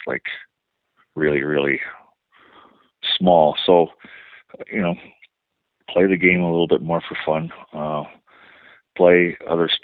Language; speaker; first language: English; native; English